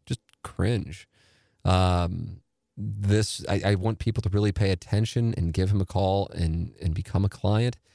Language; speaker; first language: English; native; English